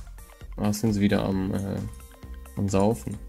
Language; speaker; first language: German; native; German